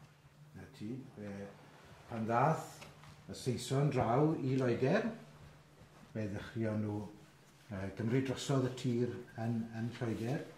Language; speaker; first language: Welsh; native; Welsh